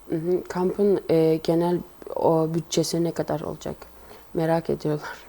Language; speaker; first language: Turkish; non-native, local second language; Kyrgyz